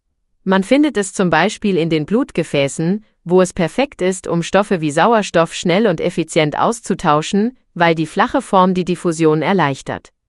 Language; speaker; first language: German; native; German